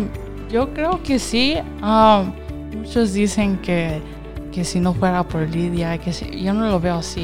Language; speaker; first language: Spanish; early bilingual, heritage; Spanish